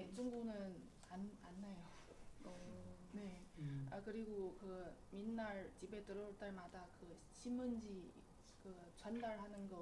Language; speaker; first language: Korean; non-native, learner; Chinese